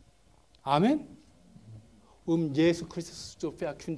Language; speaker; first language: German; non-native, learner; Korean